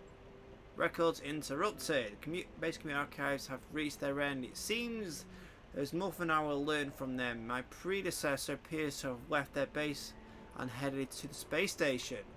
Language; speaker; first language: English; native; English